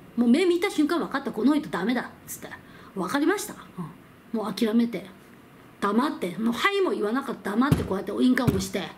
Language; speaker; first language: Japanese; non-native, fluent; Korean